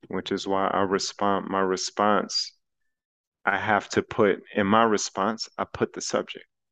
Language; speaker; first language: English; native; English